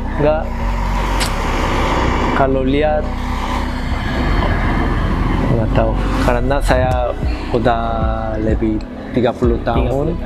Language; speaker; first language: Indonesian; non-native, learner; Korean